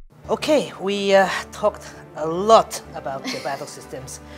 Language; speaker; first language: English; non-native, fluent; Japanese